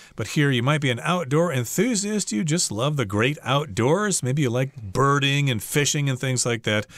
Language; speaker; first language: English; native; English